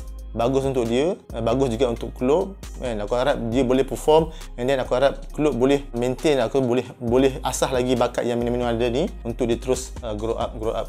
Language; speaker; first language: Malay; native; Malay